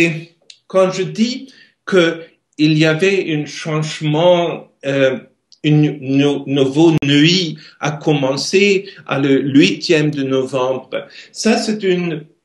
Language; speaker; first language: French; non-native, learner; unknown